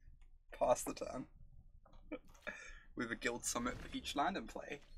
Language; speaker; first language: English; native; English